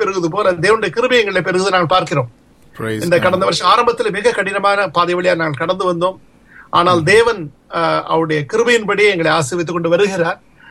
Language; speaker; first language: Tamil; native; Tamil